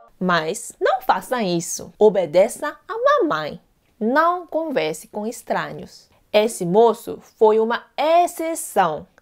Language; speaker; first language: Portuguese; non-native, fluent; Korean